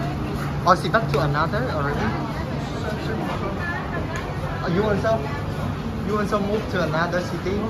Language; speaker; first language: English; non-native, learner; Vietnamese